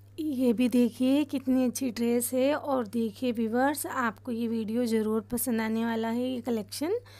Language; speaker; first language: Hindi; native; Hindi